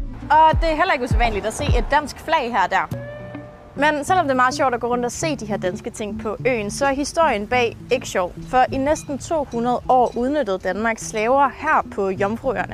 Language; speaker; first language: Danish; native; Danish